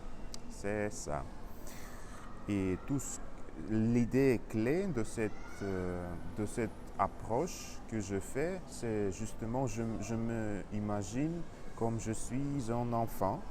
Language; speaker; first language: French; non-native, learner; Russian